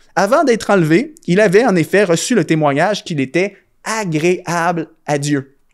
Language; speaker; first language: French; native; French